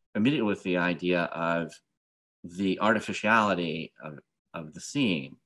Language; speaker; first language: English; native; English